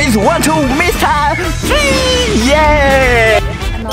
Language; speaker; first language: English; non-native, learner; Japanese